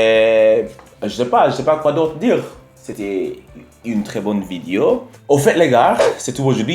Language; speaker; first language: French; non-native, fluent; English